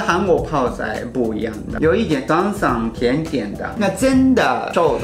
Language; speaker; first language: Chinese; non-native, fluent; Japanese